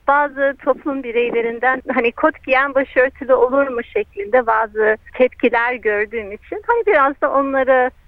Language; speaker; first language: Turkish; early bilingual, heritage; Turkish